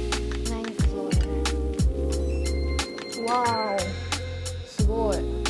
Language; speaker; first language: Japanese; early bilingual, other home language; Filipino